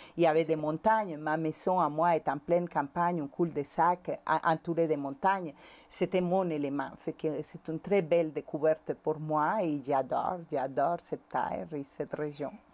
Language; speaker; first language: French; non-native, fluent; Spanish